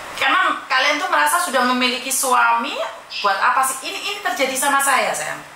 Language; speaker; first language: Indonesian; non-native, local second language; Javanese